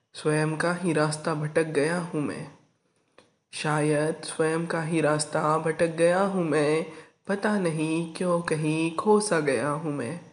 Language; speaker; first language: Hindi; non-native, local second language; Marathi